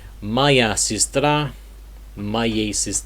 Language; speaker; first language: Russian; non-native, learner; English